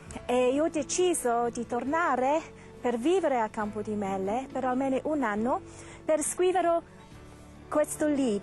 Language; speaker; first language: Italian; non-native, fluent; English